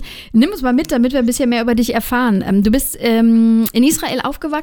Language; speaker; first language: German; native; German